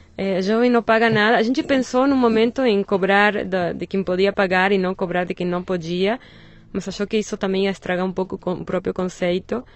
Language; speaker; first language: Portuguese; non-native, fluent; Spanish